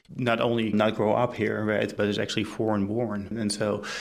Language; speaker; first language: English; non-native, fluent; Dutch